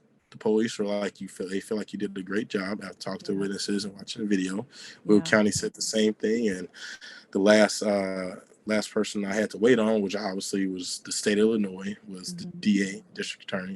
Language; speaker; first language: English; native; English